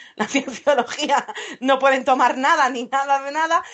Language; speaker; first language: Spanish; non-native, fluent; English